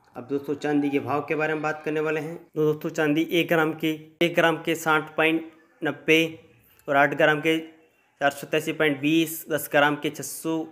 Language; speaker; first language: Hindi; native; Hindi